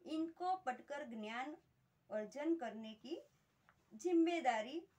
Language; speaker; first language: Hindi; non-native, local second language; Gujarati